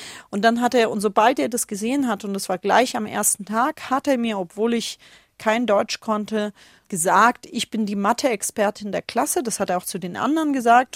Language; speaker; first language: German; early bilingual, other home language; Russian